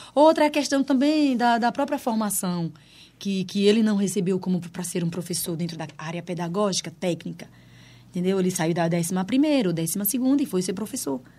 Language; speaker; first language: Portuguese; native; Portuguese